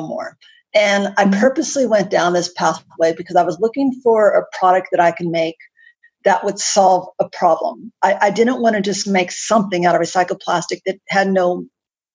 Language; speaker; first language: English; native; English